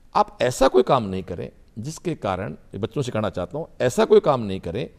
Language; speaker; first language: Hindi; native; Hindi